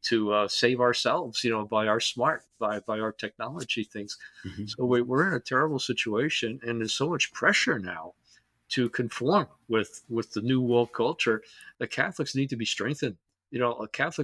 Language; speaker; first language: English; native; English